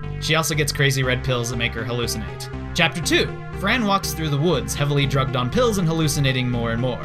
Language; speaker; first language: English; native; English